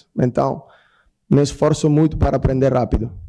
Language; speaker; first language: Portuguese; non-native, fluent; Italian